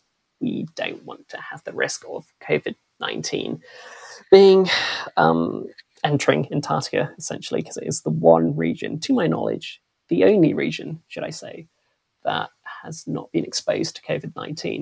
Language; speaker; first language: English; native; English